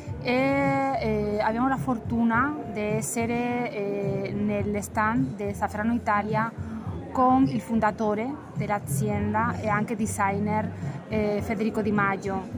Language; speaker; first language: Italian; non-native, fluent; Spanish